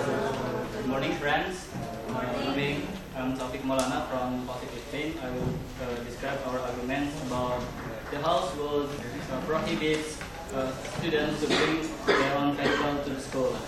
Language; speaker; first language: English; non-native, learner; Indonesian